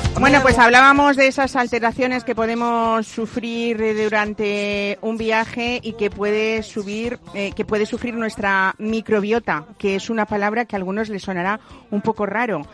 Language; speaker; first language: Spanish; native; Spanish